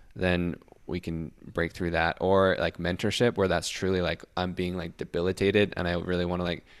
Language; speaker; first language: English; native; English